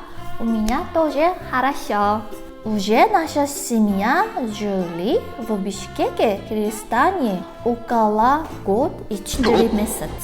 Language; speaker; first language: Russian; non-native, learner; Korean